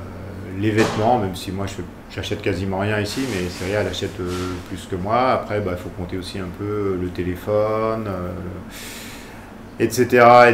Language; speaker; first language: French; native; French